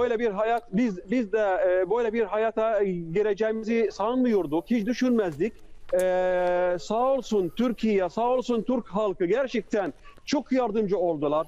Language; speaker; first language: Turkish; non-native, fluent; Arabic